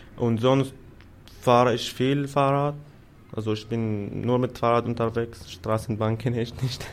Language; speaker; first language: German; non-native, fluent; Arabic